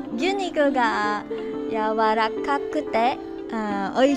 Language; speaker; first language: Japanese; non-native, learner; Filipino